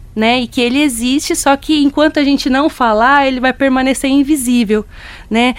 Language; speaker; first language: Portuguese; native; Portuguese